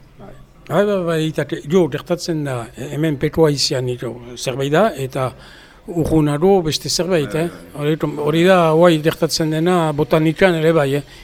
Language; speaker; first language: Basque; native; Basque